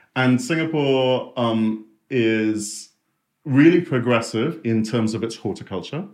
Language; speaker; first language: English; native; English